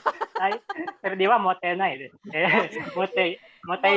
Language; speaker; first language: Japanese; non-native, learner; Indonesian